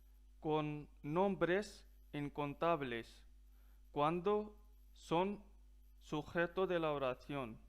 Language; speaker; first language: Spanish; non-native, fluent; Punjabi